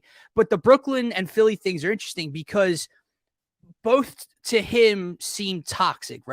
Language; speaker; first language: English; native; English